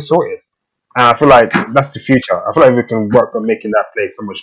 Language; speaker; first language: English; native; English